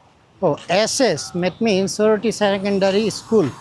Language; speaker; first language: English; non-native, learner; Bangla